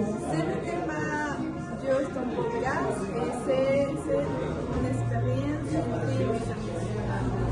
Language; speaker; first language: French; non-native, learner; Spanish